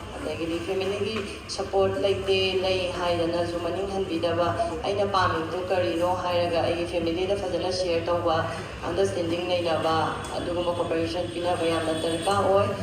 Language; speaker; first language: Manipuri; native; Manipuri